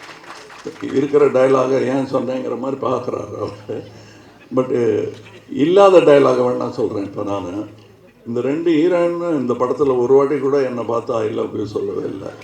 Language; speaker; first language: Tamil; native; Tamil